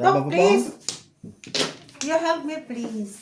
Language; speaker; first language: English; non-native, learner; Filipino